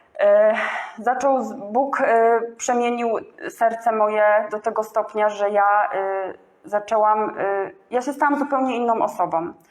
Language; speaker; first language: Polish; native; Polish